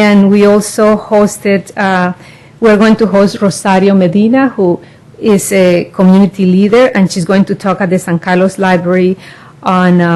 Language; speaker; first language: English; non-native, fluent; Spanish